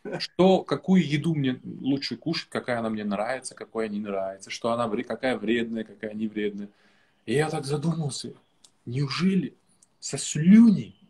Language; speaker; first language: Russian; non-native, local second language; Uzbek